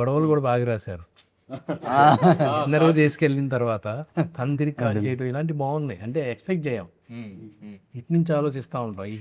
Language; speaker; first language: Telugu; native; Telugu